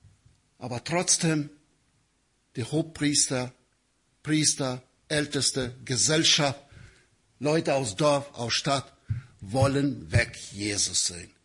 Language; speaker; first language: German; non-native, learner; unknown